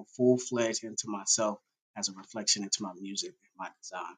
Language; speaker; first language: English; native; English